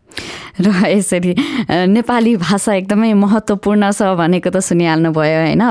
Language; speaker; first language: Nepali; native; Nepali